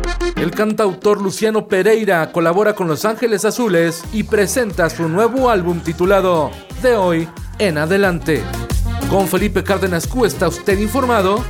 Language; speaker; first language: Spanish; native; Spanish